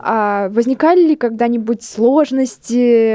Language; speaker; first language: Russian; native; Russian